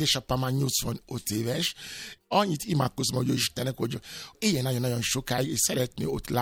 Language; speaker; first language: Hungarian; non-native, fluent; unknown